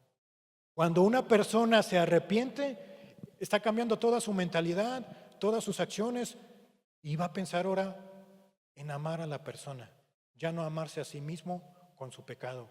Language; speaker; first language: Spanish; native; Spanish